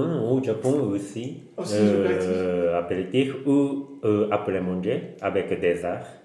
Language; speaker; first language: French; non-native, learner; Japanese